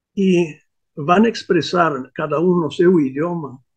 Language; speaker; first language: Portuguese; non-native, fluent; Hungarian